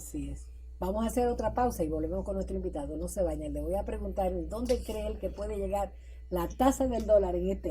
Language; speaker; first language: Spanish; native; Spanish